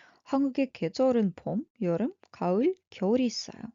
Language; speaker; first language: Korean; non-native, fluent; Russian